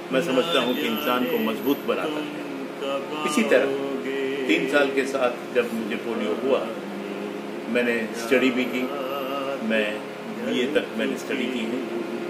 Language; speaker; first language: Hindi; non-native, local second language; Gujarati